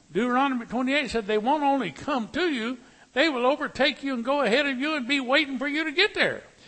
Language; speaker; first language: English; native; English